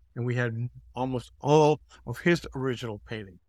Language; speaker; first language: English; native; English